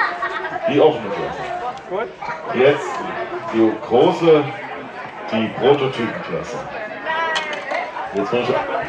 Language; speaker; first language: German; native; German